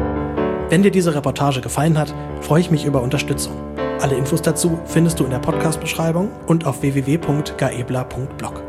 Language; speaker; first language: German; native; German